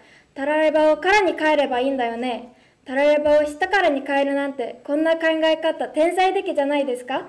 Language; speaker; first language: Japanese; non-native, fluent; Korean